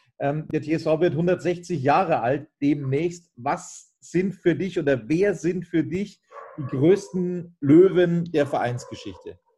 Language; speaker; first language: German; native; German